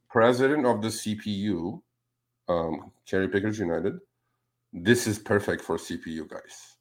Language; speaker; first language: English; non-native, fluent; Spanish